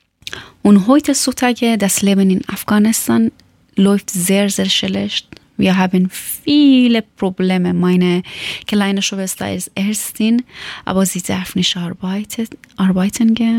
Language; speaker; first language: German; non-native, learner; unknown